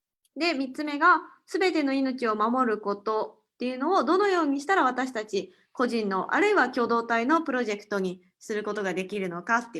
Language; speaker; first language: Japanese; native; Japanese